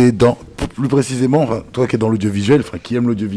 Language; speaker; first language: French; native; French